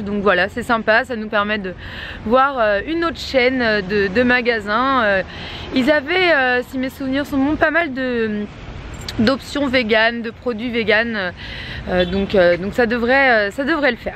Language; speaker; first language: French; native; French